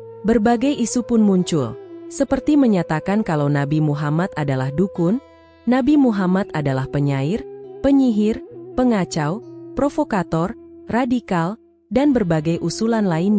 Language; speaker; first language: Indonesian; native; Indonesian